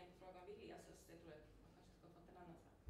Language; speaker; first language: Swedish; native; Swedish